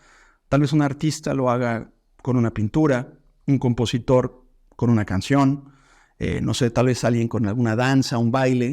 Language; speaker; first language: Spanish; native; Spanish